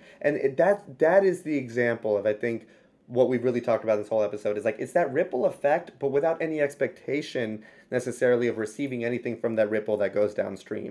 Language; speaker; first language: English; native; English